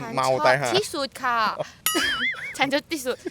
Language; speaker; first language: Thai; non-native, learner; Korean